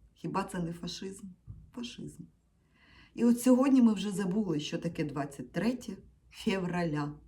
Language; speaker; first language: Ukrainian; non-native, local second language; Russian